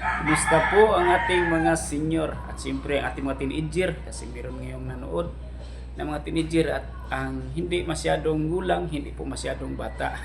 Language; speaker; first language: Filipino; non-native, local second language; Cebuano